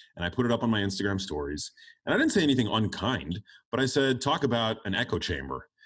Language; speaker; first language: English; native; English